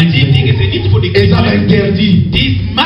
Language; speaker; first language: Dutch; non-native, fluent; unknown